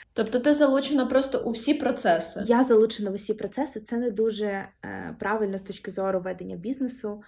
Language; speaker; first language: Ukrainian; non-native, local second language; Russian